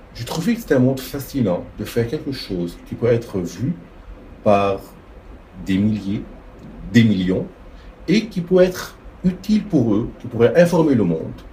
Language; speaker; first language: French; non-native, local second language; Arabic